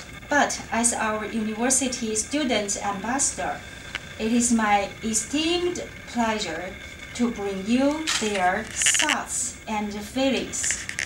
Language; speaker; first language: English; non-native, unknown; Chinese